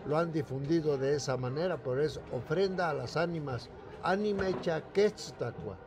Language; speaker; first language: Spanish; native; Spanish